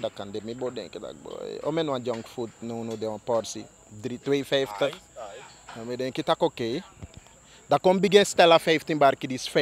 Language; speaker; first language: Dutch; native; Dutch